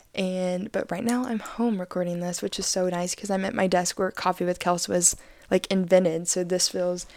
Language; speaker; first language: English; native; English